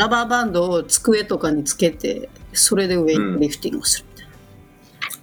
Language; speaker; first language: Japanese; native; Japanese